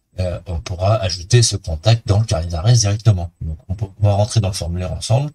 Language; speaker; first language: French; native; French